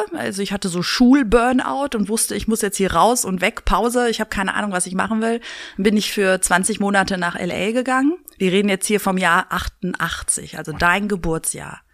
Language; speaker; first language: German; early bilingual, other home language; Greek